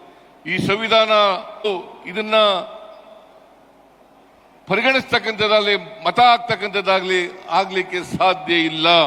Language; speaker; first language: Kannada; native; Kannada